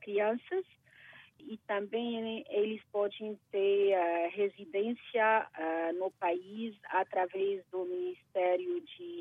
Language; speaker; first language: Portuguese; non-native, fluent; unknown